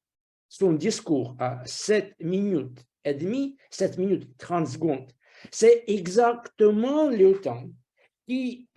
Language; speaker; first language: French; non-native, fluent; Russian